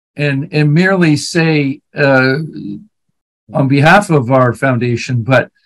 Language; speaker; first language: English; native; English